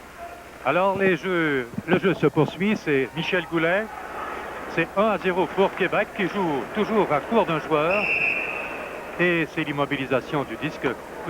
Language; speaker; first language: French; native; French